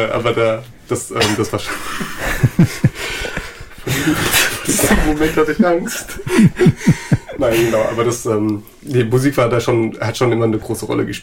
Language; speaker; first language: German; native; German